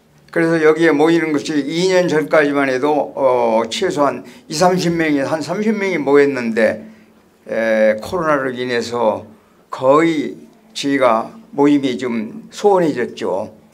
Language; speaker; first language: Korean; native; Korean